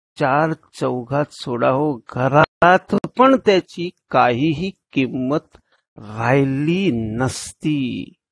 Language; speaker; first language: Marathi; early bilingual, heritage; Marathi